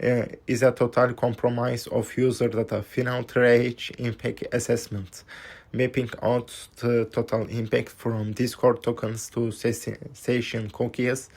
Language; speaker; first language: English; non-native, fluent; Turkish